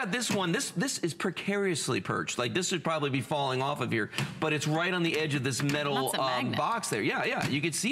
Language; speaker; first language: English; native; English